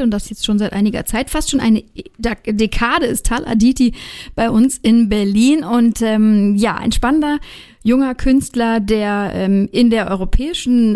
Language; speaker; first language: German; native; German